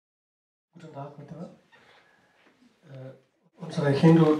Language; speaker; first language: German; non-native, learner; Tamil